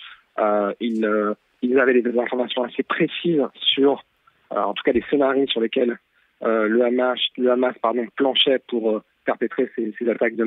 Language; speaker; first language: French; native; French